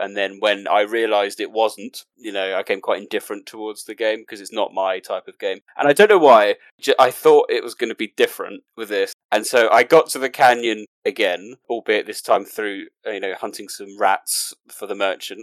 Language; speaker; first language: English; native; English